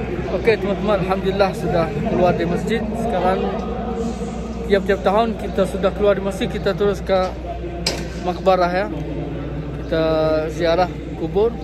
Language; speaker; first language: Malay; early bilingual, heritage; Malay